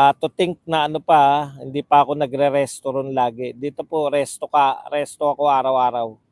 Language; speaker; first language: Filipino; native; Filipino